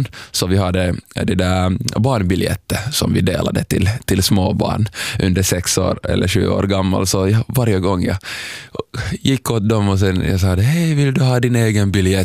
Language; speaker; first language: Swedish; non-native, local second language; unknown